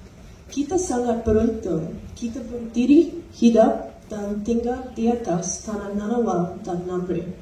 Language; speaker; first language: Indonesian; non-native, learner; English